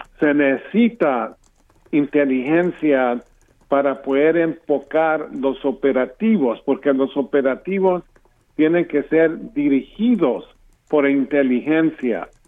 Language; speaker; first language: Spanish; early bilingual, heritage; English